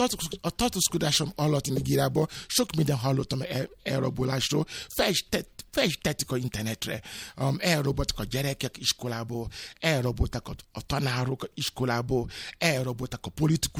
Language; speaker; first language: Hungarian; non-native, fluent; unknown